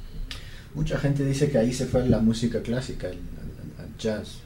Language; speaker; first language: Spanish; native; Spanish